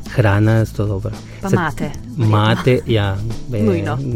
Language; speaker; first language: Slovenian; non-native, fluent; Spanish